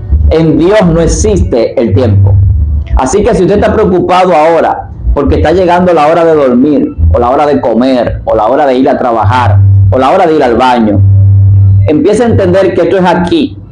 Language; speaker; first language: Spanish; native; Spanish